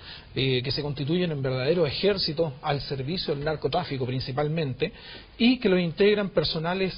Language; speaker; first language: Spanish; native; Spanish